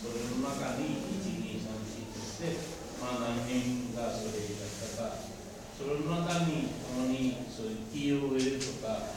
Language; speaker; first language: Japanese; non-native, learner; Bangla